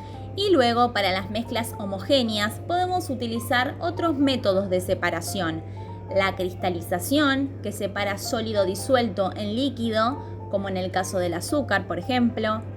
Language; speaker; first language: Spanish; native; Spanish